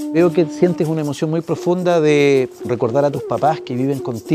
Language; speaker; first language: Spanish; native; Spanish